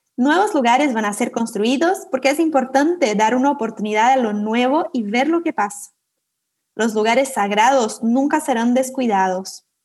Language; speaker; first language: Spanish; non-native, fluent; Portuguese